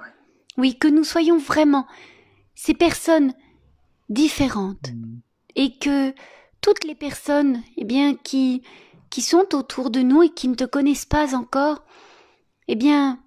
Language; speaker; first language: French; native; French